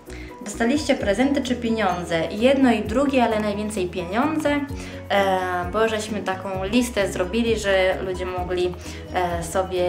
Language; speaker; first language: Polish; early bilingual, heritage; Polish